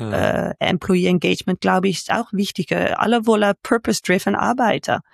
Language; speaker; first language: German; non-native, fluent; Dutch